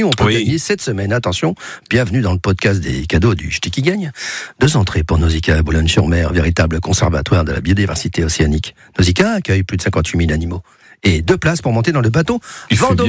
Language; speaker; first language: French; native; French